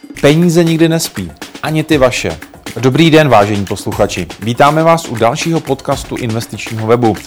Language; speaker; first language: Czech; native; Czech